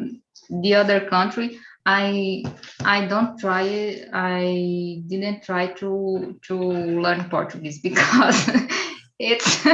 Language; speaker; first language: English; non-native, learner; Portuguese